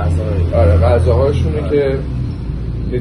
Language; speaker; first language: Persian; native; Persian